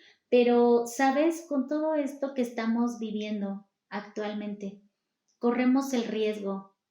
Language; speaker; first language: Spanish; native; Spanish